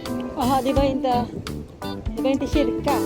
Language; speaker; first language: Swedish; non-native, learner; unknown